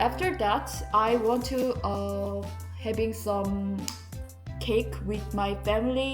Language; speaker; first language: English; non-native, learner; Korean